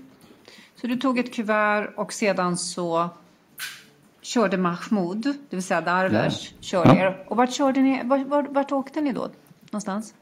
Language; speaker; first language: Swedish; native; Swedish